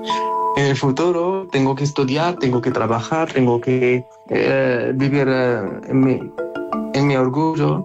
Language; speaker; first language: Spanish; non-native, learner; Arabic